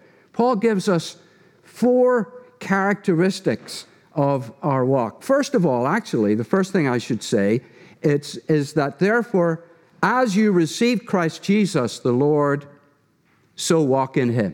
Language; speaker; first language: English; native; English